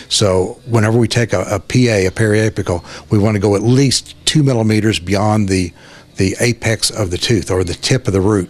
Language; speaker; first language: English; native; English